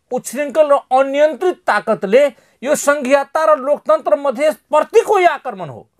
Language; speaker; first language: Nepali; non-native, local second language; Maithili